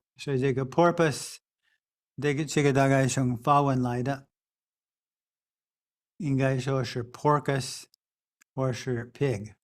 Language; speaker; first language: Chinese; non-native, fluent; English